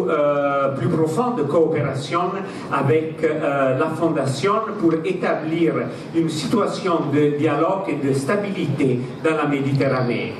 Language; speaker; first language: French; non-native, fluent; Italian